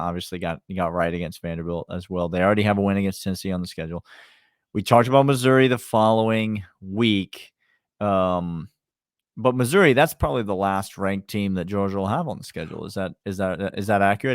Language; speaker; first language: English; native; English